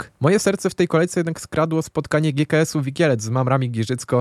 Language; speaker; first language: Polish; native; Polish